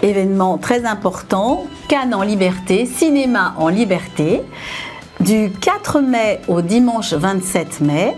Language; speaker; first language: French; native; French